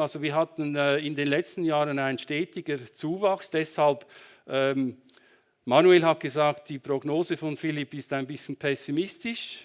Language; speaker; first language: German; native; German